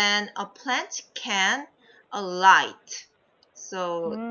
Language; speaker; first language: English; non-native, fluent; Korean